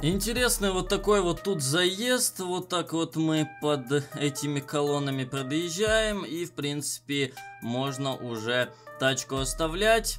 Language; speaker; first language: Russian; native; Russian